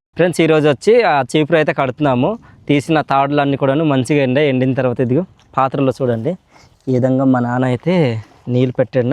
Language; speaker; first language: Telugu; non-native, local second language; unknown